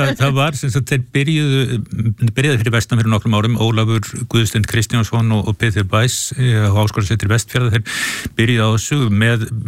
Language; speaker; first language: Icelandic; native; Icelandic